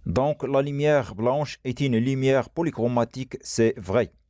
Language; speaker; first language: French; non-native, local second language; Arabic